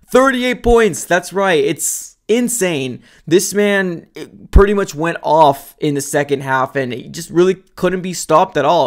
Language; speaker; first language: English; native; English